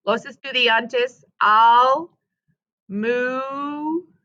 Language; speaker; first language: Spanish; non-native, fluent; English